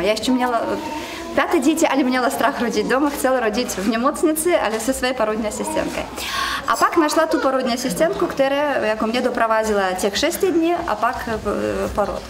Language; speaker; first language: Czech; non-native, learner; Russian